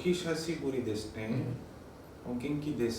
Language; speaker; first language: Japanese; non-native, learner; English